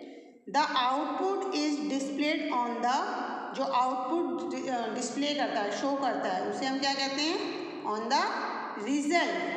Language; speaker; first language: Hindi; native; Hindi